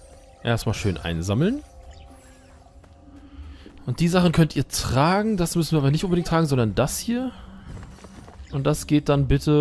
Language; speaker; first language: German; native; German